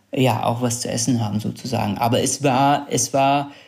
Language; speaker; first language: German; early bilingual, other home language; Kurdish